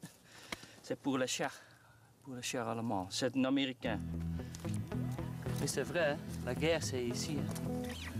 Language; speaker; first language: French; non-native, learner; Dutch